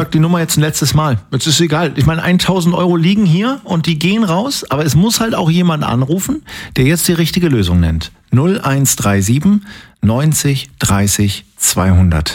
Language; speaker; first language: German; native; German